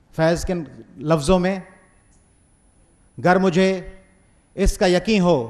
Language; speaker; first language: Urdu; non-native, local second language; Sindhi